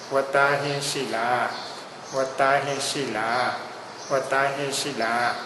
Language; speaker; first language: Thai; non-native, fluent; Burmese